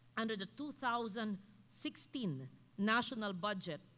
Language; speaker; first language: English; non-native, local second language; Filipino